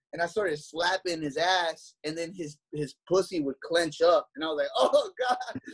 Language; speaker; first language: English; native; English